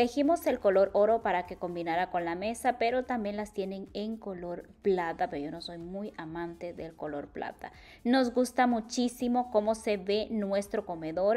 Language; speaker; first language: Spanish; native; Spanish